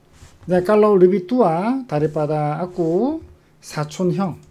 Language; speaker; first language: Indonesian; non-native, fluent; Korean